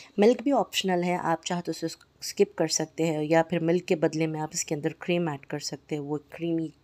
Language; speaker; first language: Hindi; non-native, local second language; Urdu